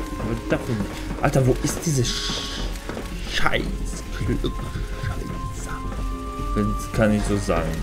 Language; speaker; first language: German; non-native, fluent; Polish